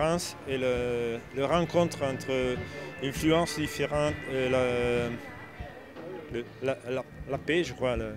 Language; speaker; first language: French; non-native, fluent; Italian